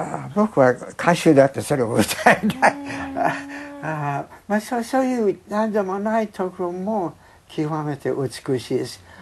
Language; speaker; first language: Japanese; non-native, fluent; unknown